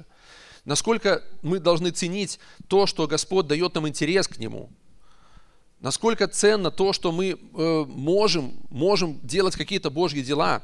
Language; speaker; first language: Russian; native; Russian